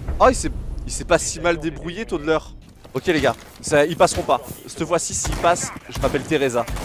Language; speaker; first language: French; native; French